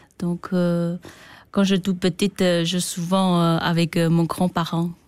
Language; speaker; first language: French; non-native, learner; Chinese